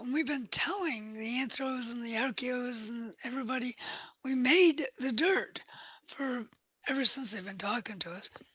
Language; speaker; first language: English; native; English